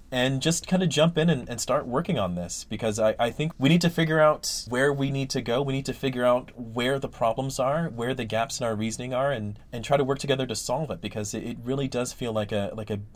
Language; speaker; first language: English; native; English